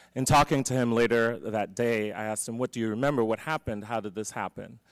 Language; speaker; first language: English; native; English